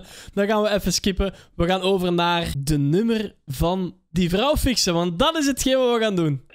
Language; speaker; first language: Dutch; native; Dutch